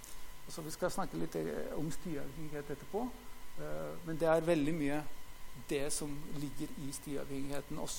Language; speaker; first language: Norwegian; non-native, fluent; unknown